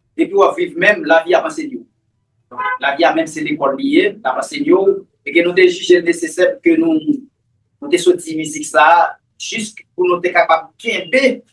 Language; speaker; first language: Haitian Creole; native; Haitian Creole